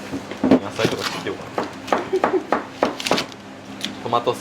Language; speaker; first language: Japanese; native; Japanese